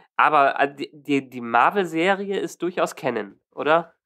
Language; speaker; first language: German; native; German